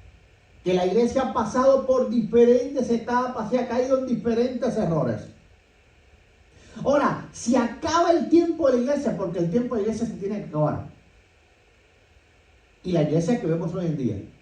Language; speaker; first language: Spanish; native; Spanish